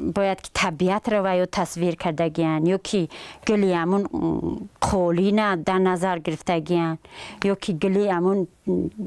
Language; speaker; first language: Tajik; non-native, local second language; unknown